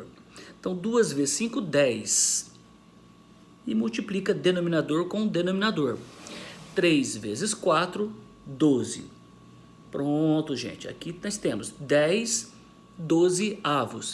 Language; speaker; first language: Portuguese; native; Portuguese